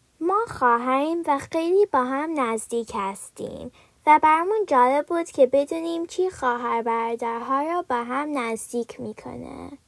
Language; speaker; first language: Persian; early bilingual, heritage; Persian